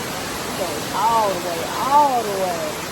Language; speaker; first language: English; native; English